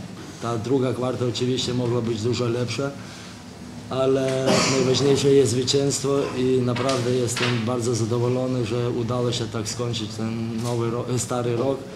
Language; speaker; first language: Polish; non-native, fluent; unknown